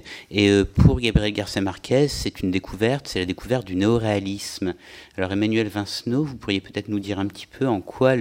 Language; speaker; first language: French; native; French